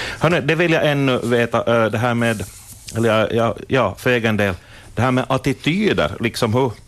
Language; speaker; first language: Swedish; native; Swedish